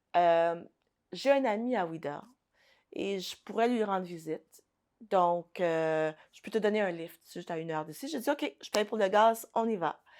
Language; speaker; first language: French; early bilingual, other home language; Haitian Creole